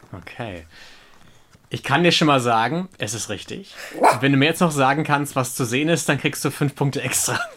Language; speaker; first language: German; native; German